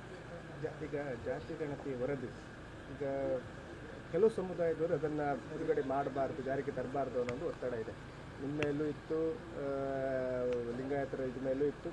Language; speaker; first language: Kannada; native; Kannada